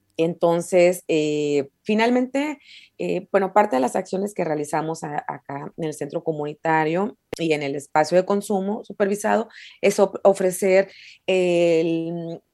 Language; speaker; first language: Spanish; native; Spanish